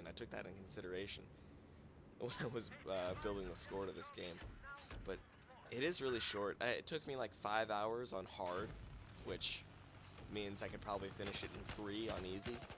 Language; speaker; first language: English; native; English